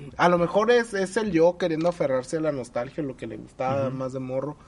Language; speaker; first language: Spanish; native; Spanish